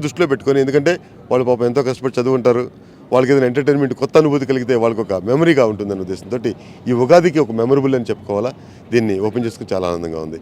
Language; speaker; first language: Telugu; native; Telugu